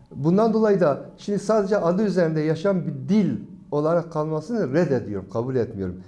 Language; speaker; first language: Turkish; non-native, local second language; Kurdish